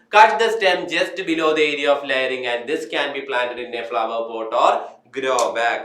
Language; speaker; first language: English; non-native, local second language; Malayalam